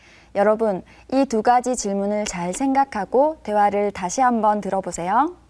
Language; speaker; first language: Korean; native; Korean